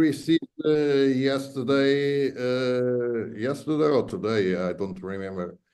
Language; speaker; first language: English; non-native, fluent; Portuguese